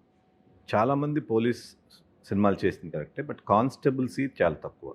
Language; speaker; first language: Telugu; native; Telugu